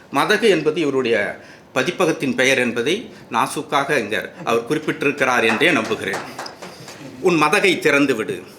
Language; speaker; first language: Tamil; native; Tamil